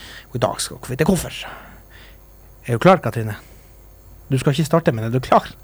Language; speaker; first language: Norwegian; native; Norwegian